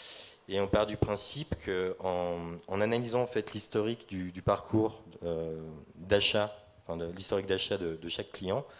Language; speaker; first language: French; native; French